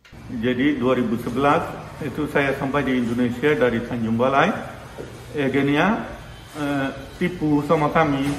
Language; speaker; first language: Indonesian; non-native, learner; Rohingya